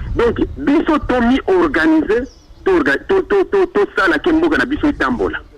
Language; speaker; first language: Lingala; non-native, local second language; Swahili